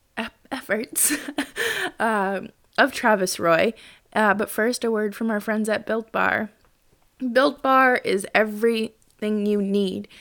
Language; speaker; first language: English; native; English